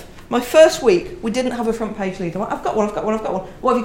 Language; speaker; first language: English; native; English